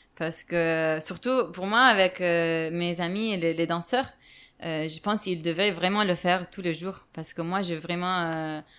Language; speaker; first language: French; non-native, fluent; Italian